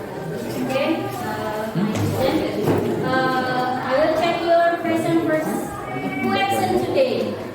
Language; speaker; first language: English; non-native, learner; Indonesian